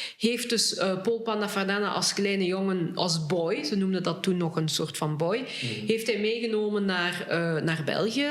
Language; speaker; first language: Dutch; early bilingual, other home language; Lingala